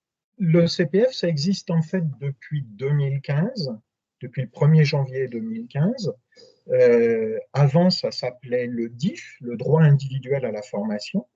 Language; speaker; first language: French; native; French